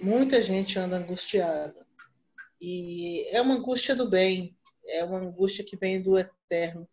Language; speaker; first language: Portuguese; native; Portuguese